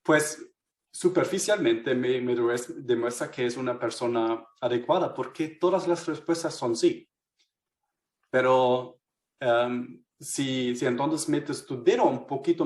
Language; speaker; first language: Spanish; non-native, fluent; German